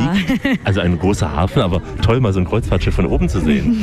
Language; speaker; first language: German; native; German